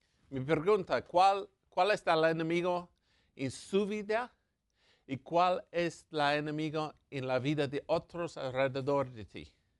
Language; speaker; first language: Spanish; non-native, learner; English